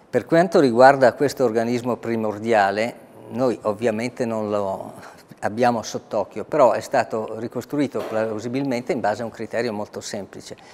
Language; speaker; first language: Italian; native; Italian